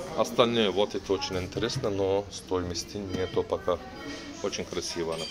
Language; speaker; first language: Russian; non-native, learner; Turkish